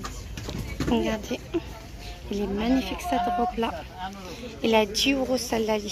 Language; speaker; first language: French; non-native, fluent; Arabic